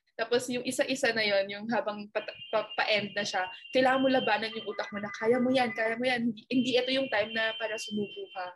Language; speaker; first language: Filipino; native; Filipino